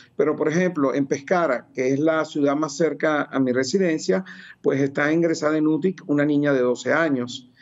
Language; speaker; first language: Spanish; native; Spanish